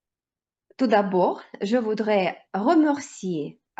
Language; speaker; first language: French; non-native, learner; Russian